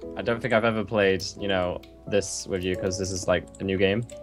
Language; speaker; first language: English; native; English